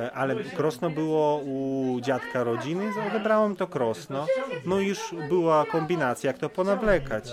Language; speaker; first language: Polish; early bilingual, other home language; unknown